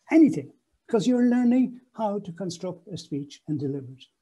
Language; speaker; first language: English; native; English